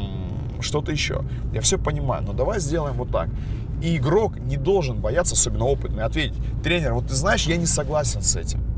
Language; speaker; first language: Russian; native; Russian